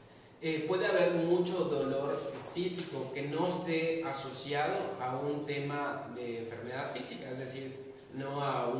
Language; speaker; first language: Spanish; native; Spanish